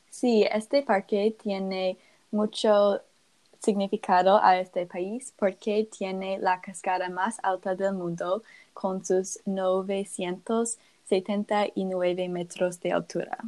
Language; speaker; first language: Spanish; non-native, learner; English